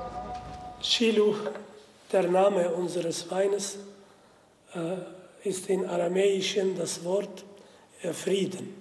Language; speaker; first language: German; non-native, fluent; Aramaic